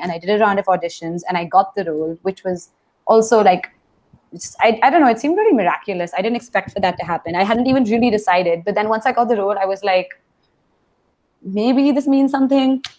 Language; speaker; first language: English; non-native, local second language; Hindi